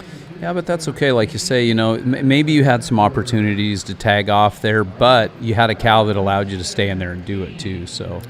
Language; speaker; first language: English; native; English